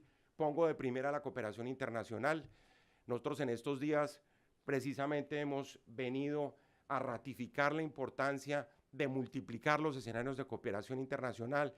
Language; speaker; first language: Spanish; native; Spanish